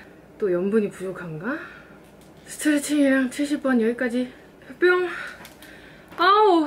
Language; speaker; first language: Korean; native; Korean